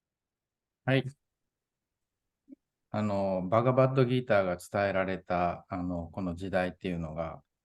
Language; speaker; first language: Japanese; native; Japanese